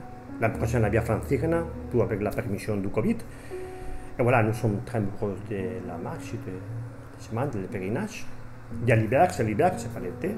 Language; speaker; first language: French; non-native, fluent; Spanish